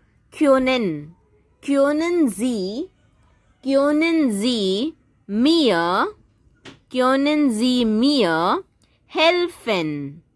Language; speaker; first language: German; non-native, fluent; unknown